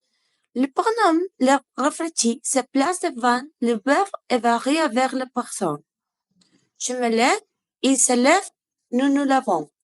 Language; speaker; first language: French; non-native, learner; Spanish